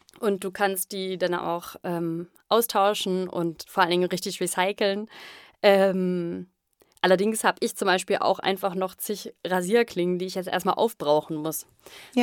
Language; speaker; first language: German; native; German